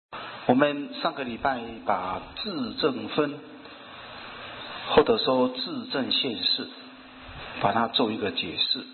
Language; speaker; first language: Chinese; native; Chinese